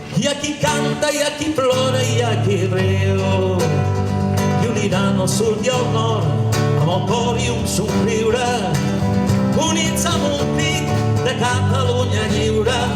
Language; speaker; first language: Catalan; non-native, local second language; Spanish